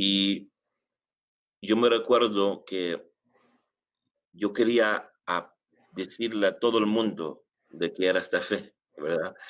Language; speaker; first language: Spanish; early bilingual, heritage; English